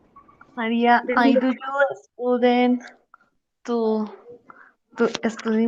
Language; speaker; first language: English; non-native, learner; Spanish